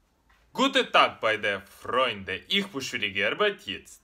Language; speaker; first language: German; non-native, learner; Russian